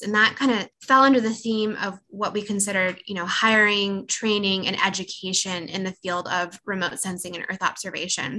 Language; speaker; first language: English; native; English